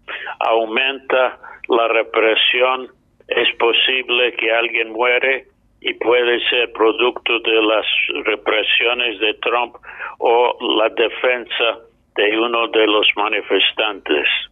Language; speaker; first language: Spanish; non-native, fluent; English